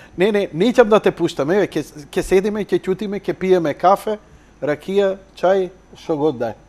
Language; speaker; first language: Macedonian; native; Macedonian